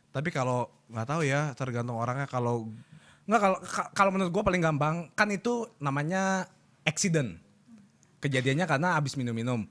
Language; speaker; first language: Indonesian; native; Indonesian